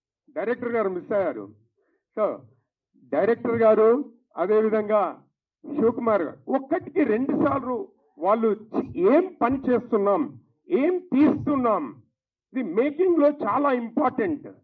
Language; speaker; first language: Telugu; native; Telugu